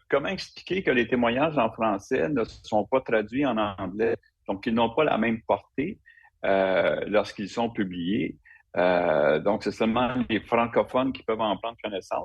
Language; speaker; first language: French; native; French